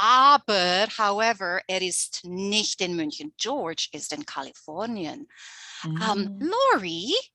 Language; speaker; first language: German; non-native, fluent; English